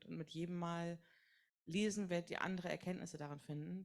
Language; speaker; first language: German; native; German